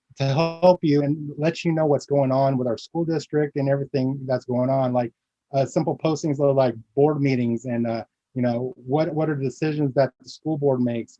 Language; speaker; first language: English; early bilingual, other home language; Filipino